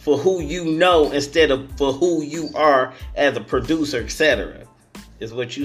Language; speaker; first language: English; native; English